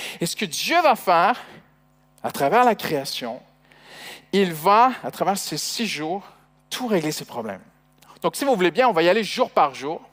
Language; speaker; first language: French; native; French